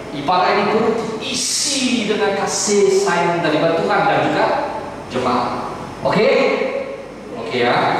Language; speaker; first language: Malay; non-native, local second language; Chinese